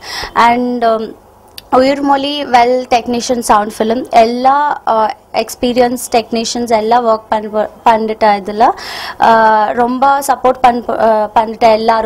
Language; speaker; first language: Tamil; non-native, learner; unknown